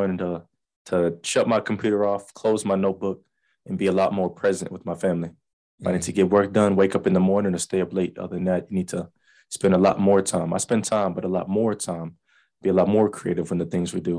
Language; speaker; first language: English; native; English